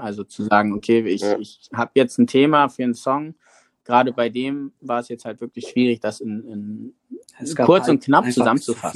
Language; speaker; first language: German; native; German